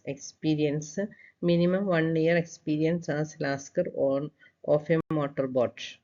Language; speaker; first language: English; non-native, local second language; Malayalam